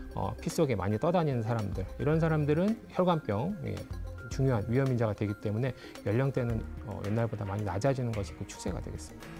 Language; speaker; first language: Korean; native; Korean